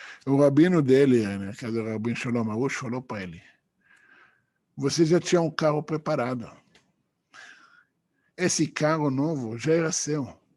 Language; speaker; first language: Portuguese; non-native, fluent; Hebrew